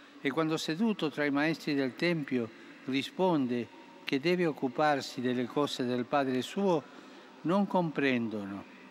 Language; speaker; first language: Italian; non-native, fluent; Spanish